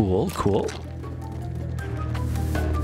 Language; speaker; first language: German; non-native, fluent; English